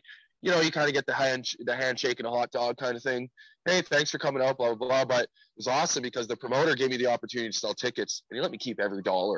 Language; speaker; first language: English; native; English